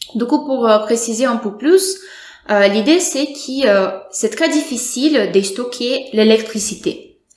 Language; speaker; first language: French; non-native, fluent; Portuguese